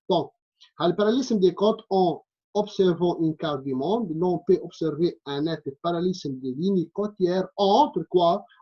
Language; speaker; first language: French; non-native, local second language; Arabic